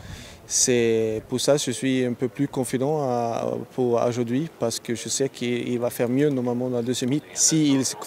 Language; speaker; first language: French; non-native, fluent; Swedish